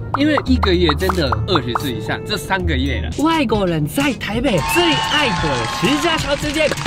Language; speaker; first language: Chinese; non-native, fluent; Japanese